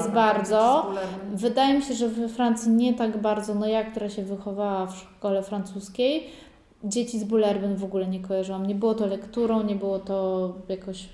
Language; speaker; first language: Polish; early bilingual, heritage; Polish